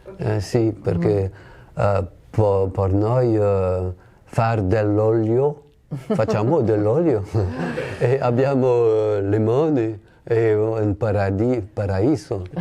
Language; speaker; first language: Italian; non-native, learner; French